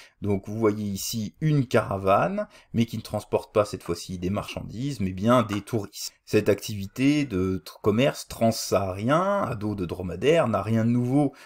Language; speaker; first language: French; native; French